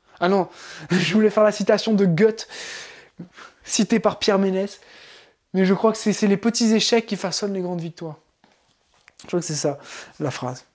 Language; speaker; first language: French; native; French